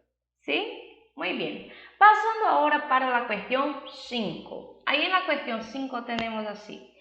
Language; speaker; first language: Spanish; non-native, fluent; Portuguese